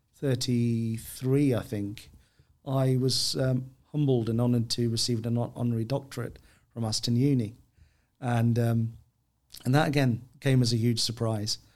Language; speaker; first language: English; native; English